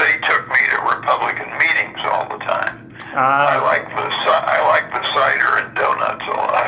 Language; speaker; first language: English; native; English